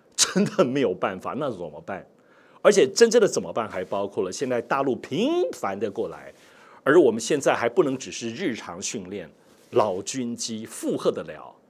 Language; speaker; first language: Chinese; native; Chinese